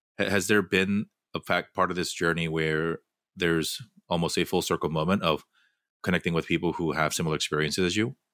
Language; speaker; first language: English; native; English